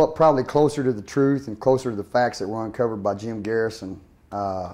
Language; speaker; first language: English; native; English